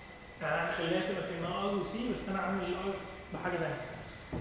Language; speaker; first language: Arabic; native; Arabic